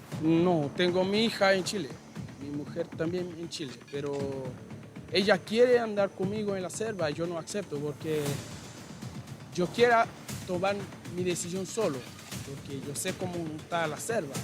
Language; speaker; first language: Spanish; non-native, learner; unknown